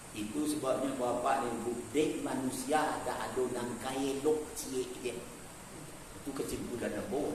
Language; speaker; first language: Malay; non-native, local second language; Minangkabau